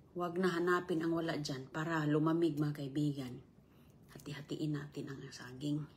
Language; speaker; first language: Filipino; non-native, local second language; Cebuano